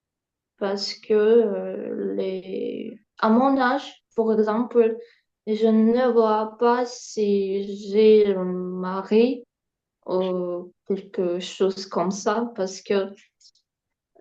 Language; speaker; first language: French; non-native, learner; Ukrainian